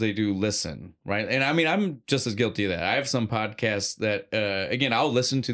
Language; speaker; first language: English; native; English